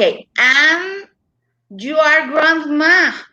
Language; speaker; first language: English; non-native, learner; Spanish